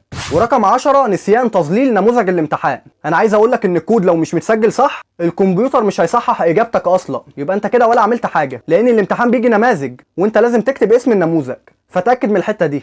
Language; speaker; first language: Arabic; native; Arabic